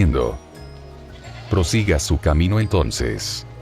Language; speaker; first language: Spanish; native; Spanish